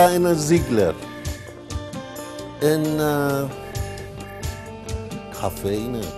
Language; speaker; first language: Greek; non-native, learner; Persian